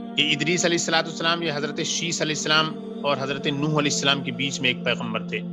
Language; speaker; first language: Urdu; native; Urdu